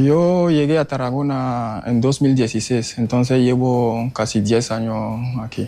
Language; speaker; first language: Spanish; non-native, fluent; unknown